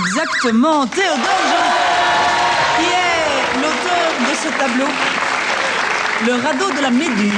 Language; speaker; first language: French; native; French